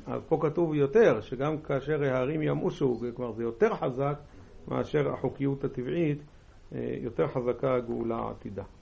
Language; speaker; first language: Hebrew; native; Hebrew